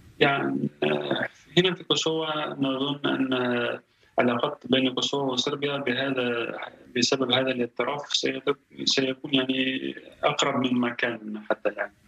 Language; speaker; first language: Arabic; non-native, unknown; Albanian